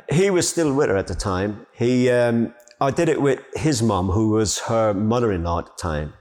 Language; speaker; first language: English; native; English